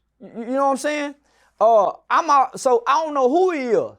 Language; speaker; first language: English; native; English